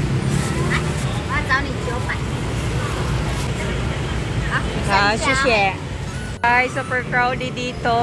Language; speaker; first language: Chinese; non-native, learner; Filipino